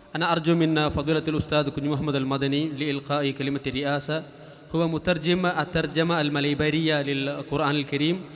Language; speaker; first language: Arabic; non-native, fluent; Malayalam